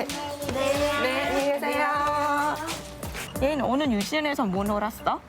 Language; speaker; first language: Korean; non-native, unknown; Vietnamese